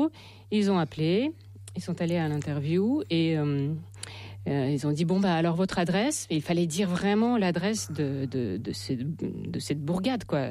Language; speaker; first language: French; non-native, fluent; Russian